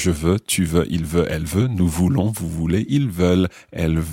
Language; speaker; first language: French; non-native, fluent; English